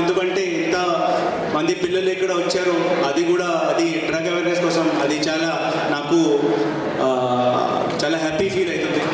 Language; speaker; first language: Telugu; non-native, fluent; Hindi